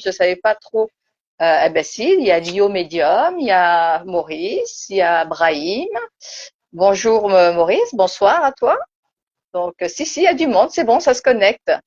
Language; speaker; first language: French; native; French